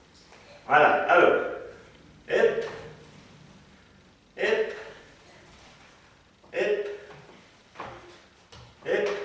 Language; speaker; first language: French; native; French